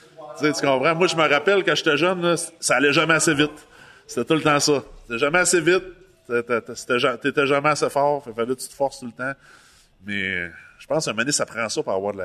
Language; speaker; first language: French; native; French